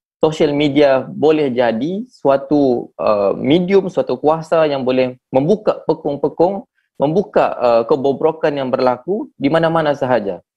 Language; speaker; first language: Malay; native; Malay